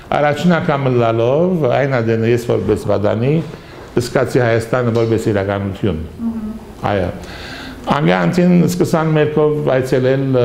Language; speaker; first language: Armenian; early bilingual, heritage; Armenian